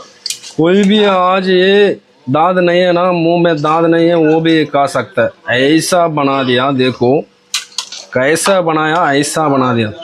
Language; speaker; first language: Hindi; non-native, local second language; Tamil